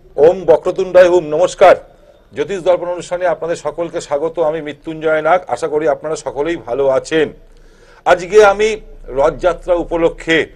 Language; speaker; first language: Bangla; native; Bangla